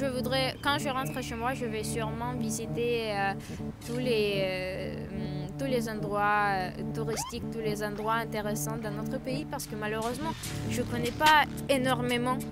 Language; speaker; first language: French; non-native, fluent; Ukrainian